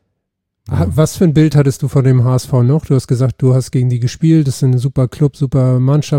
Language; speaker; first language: German; native; German